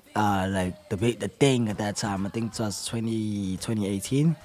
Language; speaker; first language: English; non-native, local second language; Zulu